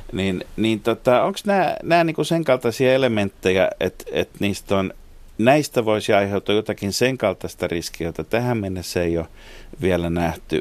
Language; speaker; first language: Finnish; native; Finnish